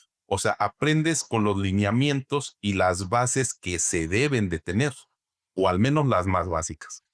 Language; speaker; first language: Spanish; native; Spanish